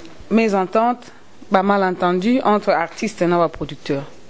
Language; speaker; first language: French; non-native, local second language; Lingala